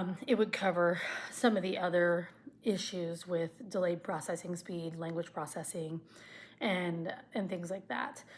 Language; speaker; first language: English; native; English